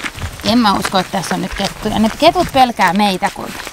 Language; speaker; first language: Finnish; native; Finnish